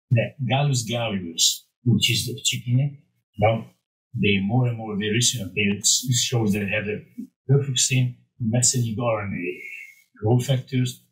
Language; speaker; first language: English; non-native, fluent; Romanian